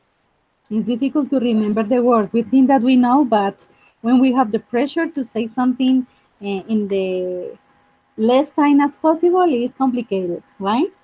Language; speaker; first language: English; non-native, fluent; Spanish